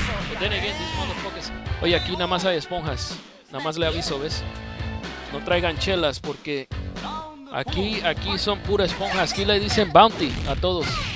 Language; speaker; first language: Spanish; early bilingual, heritage; Spanish